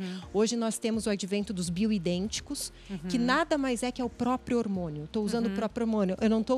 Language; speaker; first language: Portuguese; native; Portuguese